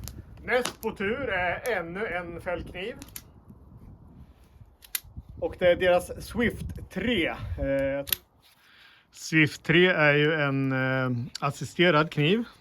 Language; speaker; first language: Swedish; native; Swedish